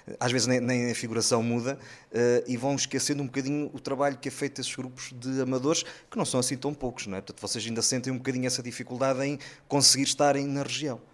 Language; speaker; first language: Portuguese; native; Portuguese